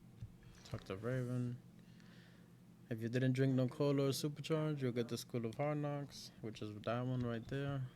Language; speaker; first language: English; native; English